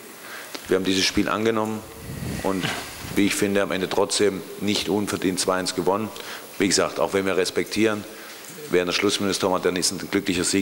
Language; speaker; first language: German; native; German